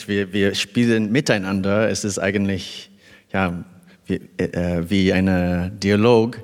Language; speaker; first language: German; non-native, fluent; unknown